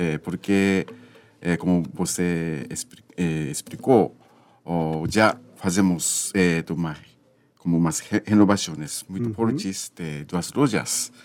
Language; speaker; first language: Portuguese; non-native, learner; Japanese